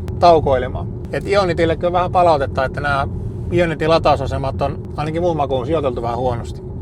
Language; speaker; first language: Finnish; native; Finnish